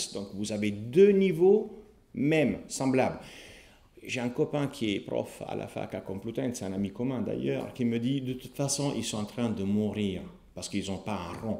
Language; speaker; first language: French; non-native, fluent; Italian